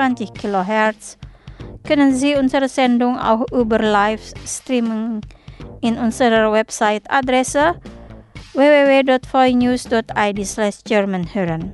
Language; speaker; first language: German; non-native, fluent; Indonesian